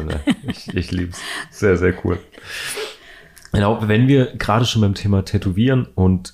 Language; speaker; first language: German; native; German